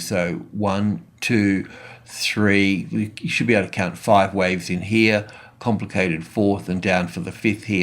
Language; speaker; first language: English; native; English